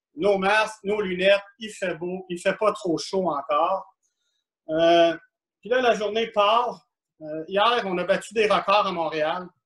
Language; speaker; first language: French; native; French